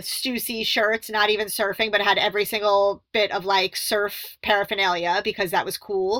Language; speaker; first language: English; native; English